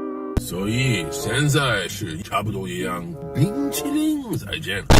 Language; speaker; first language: Chinese; non-native, learner; English